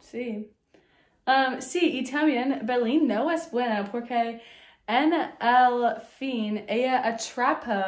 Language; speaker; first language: Spanish; non-native, learner; English